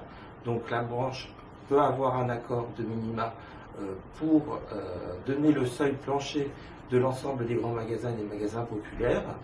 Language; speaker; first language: French; native; French